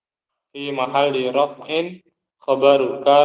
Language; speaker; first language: Arabic; non-native, learner; Indonesian